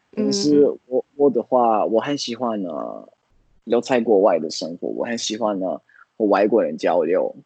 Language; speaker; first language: Chinese; non-native, fluent; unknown